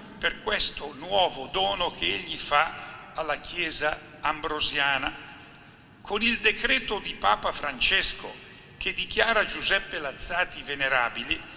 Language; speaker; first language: Italian; native; Italian